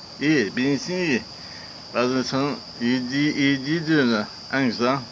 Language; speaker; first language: Turkish; non-native, learner; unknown